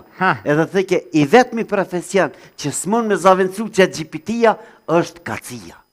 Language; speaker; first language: Albanian; native; Albanian